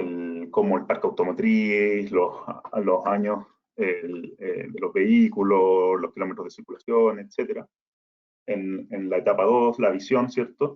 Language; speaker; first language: Spanish; native; Spanish